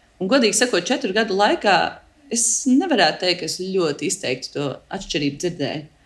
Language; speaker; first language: Latvian; early bilingual, heritage; Latvian